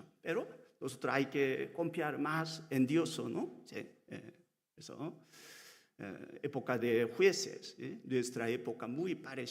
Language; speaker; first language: Spanish; non-native, learner; Korean